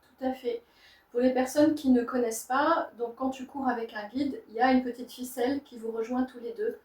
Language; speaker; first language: French; native; French